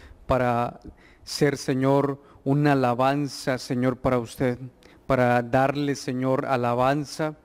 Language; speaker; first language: Spanish; native; Spanish